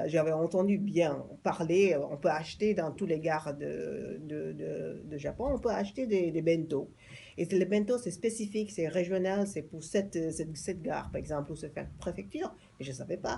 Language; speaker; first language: French; non-native, fluent; English